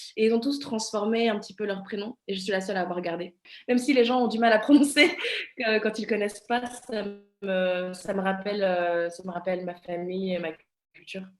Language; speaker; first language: French; early bilingual, other home language; Vietnamese